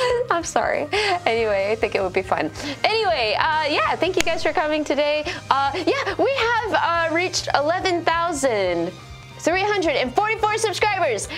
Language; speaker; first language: English; native; English